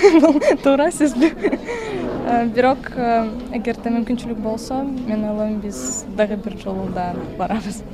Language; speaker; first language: Kyrgyz; non-native, learner; Russian